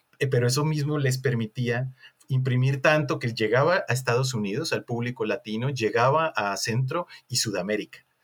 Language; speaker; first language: Spanish; native; Spanish